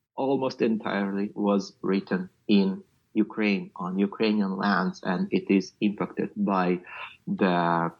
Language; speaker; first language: English; non-native, fluent; Ukrainian